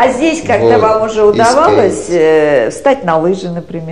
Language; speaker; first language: Russian; native; Russian